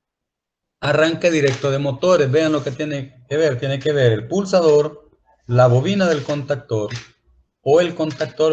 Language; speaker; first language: Spanish; native; Spanish